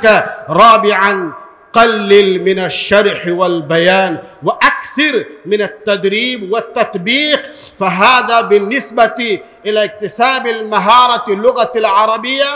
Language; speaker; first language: Arabic; non-native, fluent; Urdu